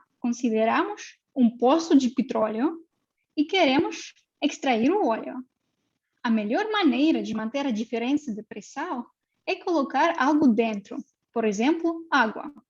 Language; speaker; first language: Portuguese; non-native, fluent; Russian